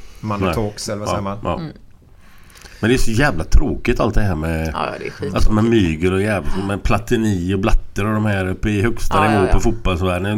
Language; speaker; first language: Swedish; native; Swedish